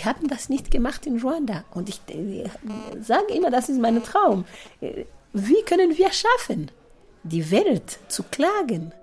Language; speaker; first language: German; non-native, fluent; Kinyarwanda